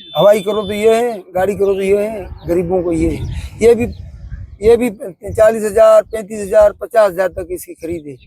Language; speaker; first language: Hindi; native; Hindi